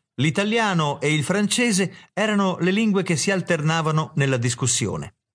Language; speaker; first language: Italian; native; Italian